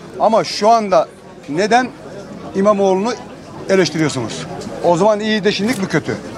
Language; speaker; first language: Turkish; native; Turkish